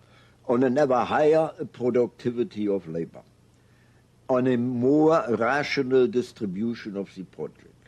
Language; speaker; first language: English; non-native, fluent; German